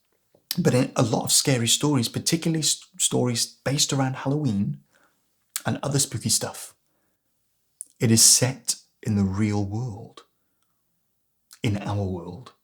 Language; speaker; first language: English; native; English